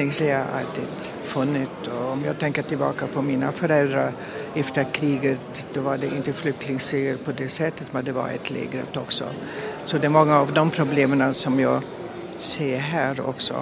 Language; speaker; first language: Swedish; non-native, fluent; German